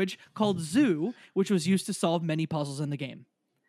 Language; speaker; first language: English; native; English